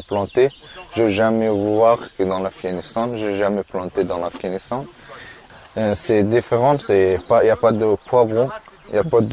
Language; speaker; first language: French; non-native, learner; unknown